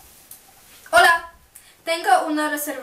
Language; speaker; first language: Spanish; non-native, learner; English